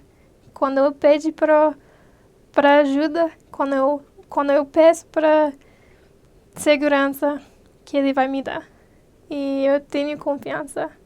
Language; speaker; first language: Portuguese; non-native, fluent; English